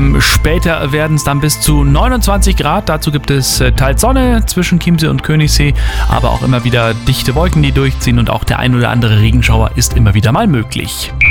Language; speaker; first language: German; native; German